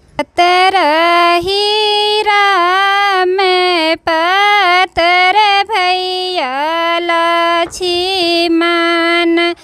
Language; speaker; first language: Hindi; native; Hindi